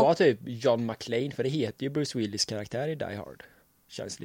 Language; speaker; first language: Swedish; native; Swedish